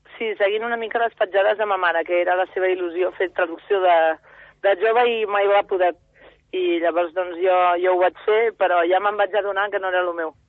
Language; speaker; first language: Catalan; early bilingual, other home language; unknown